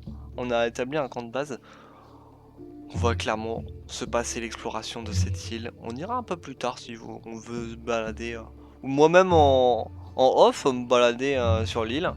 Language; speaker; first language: French; native; French